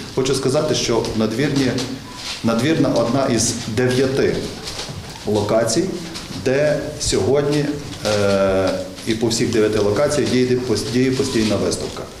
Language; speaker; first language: Ukrainian; native; Ukrainian